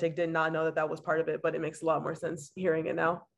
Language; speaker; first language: English; native; English